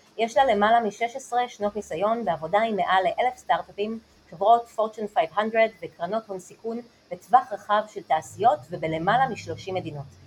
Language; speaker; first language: Hebrew; native; Hebrew